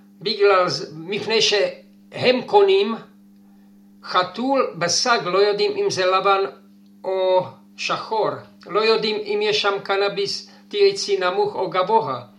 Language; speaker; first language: Hebrew; non-native, fluent; Czech